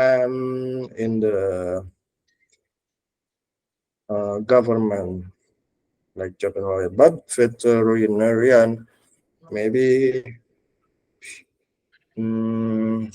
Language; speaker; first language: English; non-native, learner; Indonesian